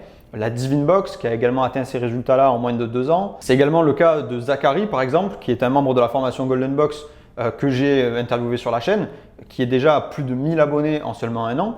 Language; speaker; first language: French; native; French